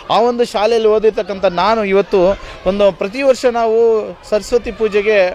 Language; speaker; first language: Kannada; native; Kannada